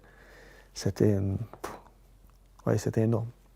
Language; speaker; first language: French; non-native, fluent; Swedish